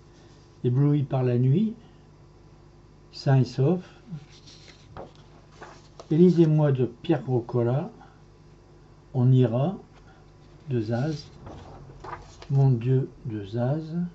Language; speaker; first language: French; native; French